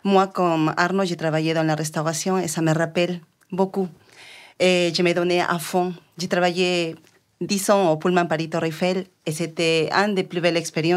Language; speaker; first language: French; non-native, fluent; Spanish